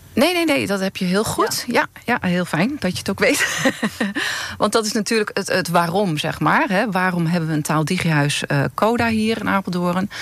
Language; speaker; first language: Dutch; native; Dutch